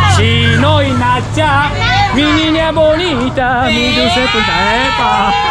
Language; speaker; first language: Spanish; non-native, learner; Japanese